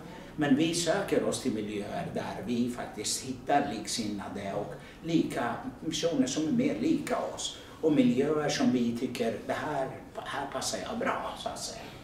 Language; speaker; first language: Swedish; non-native, fluent; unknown